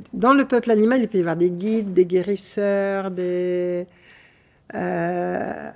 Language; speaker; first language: French; native; French